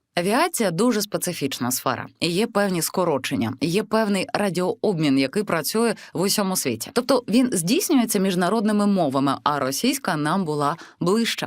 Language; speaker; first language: Ukrainian; non-native, local second language; Russian